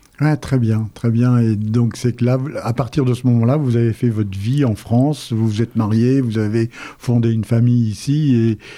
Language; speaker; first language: French; native; French